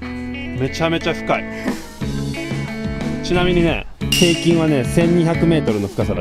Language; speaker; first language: Japanese; native; Japanese